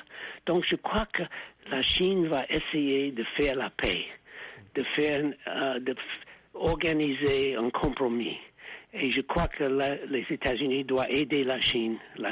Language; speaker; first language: French; non-native, fluent; English